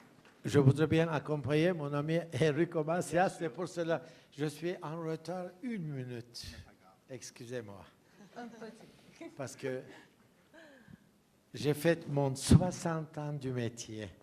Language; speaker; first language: French; non-native, fluent; Turkish